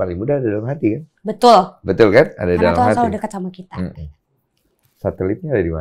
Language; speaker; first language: Indonesian; native; Indonesian